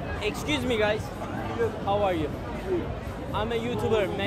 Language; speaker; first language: English; non-native, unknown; Turkish